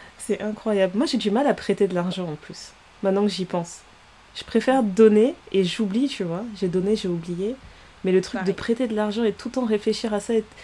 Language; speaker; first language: French; early bilingual, other home language; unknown